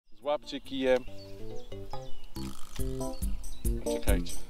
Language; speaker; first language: Polish; native; Polish